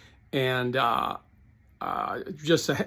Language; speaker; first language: English; native; English